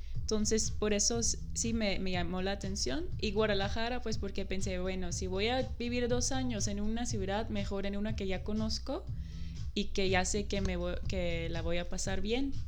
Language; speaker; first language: Spanish; non-native, fluent; Dutch